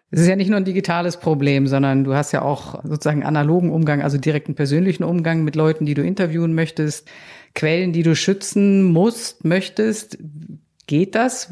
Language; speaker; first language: German; native; German